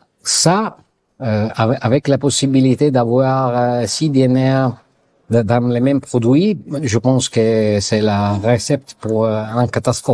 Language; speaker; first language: French; non-native, learner; Italian